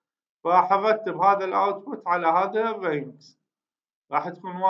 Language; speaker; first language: Arabic; native; Arabic